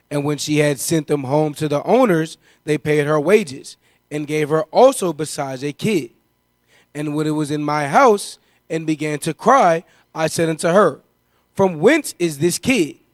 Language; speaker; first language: English; native; English